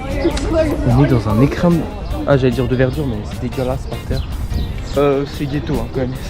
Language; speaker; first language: French; native; French